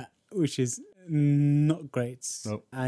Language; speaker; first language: English; non-native, fluent; Norwegian